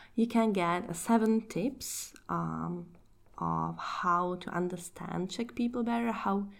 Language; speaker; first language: English; non-native, fluent; Czech